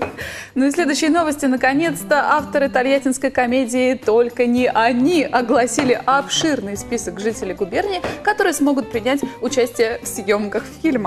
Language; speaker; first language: Russian; native; Russian